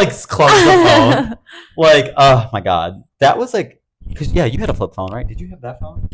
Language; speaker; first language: English; native; English